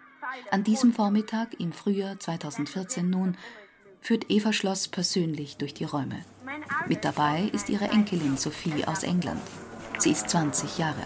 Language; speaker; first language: German; native; German